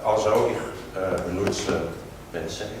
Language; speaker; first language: German; non-native, learner; Dutch